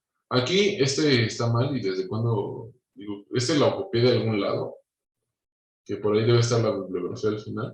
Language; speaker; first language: Spanish; native; Spanish